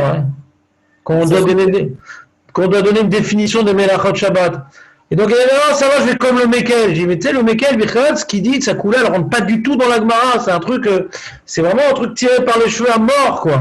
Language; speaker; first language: French; native; French